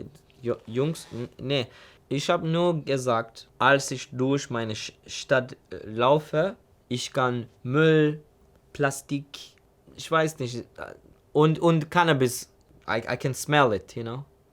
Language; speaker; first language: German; non-native, learner; Turkish